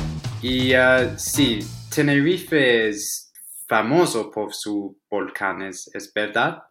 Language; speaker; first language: Spanish; non-native, fluent; English